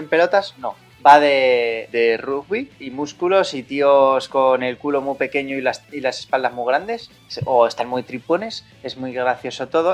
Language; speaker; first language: Spanish; native; Spanish